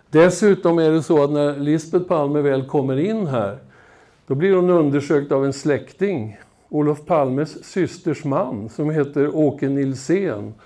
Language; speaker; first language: Swedish; native; Swedish